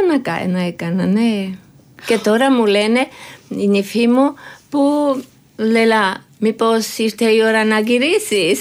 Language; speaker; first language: Greek; non-native, fluent; Georgian